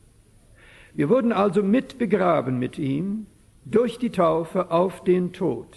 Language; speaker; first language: German; early bilingual, heritage; German